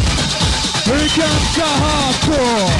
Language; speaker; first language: English; native; English